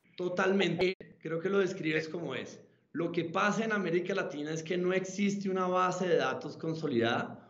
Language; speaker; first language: Spanish; native; Spanish